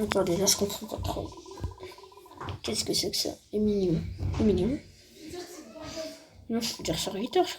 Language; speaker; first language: French; native; French